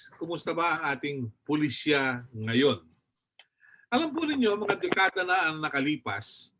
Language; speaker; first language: Filipino; non-native, local second language; Bikol